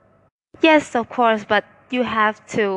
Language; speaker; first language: English; non-native, learner; Thai